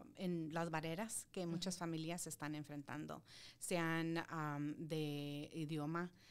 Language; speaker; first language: Spanish; early bilingual, heritage; Spanish